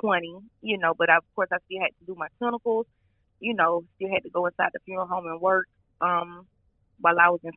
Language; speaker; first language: English; native; English